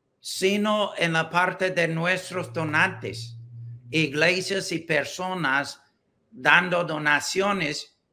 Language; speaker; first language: Spanish; non-native, learner; English